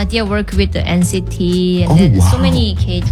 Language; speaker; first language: English; non-native, learner; Korean